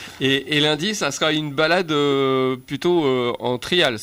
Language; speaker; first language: French; native; French